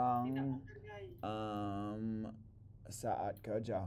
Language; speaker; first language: Indonesian; non-native, learner; English